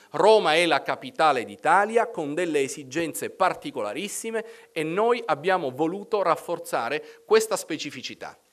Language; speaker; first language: Italian; native; Italian